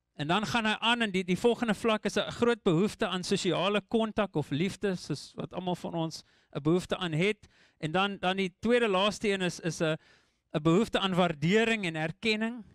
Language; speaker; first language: Afrikaans; non-native, local second language; English